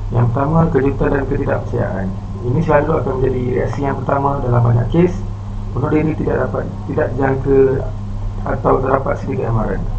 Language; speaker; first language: Malay; native; Malay